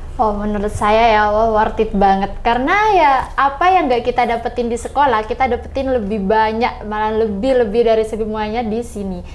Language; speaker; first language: Indonesian; non-native, local second language; Madurese